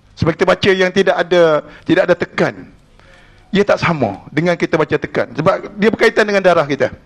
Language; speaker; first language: Malay; native; Malay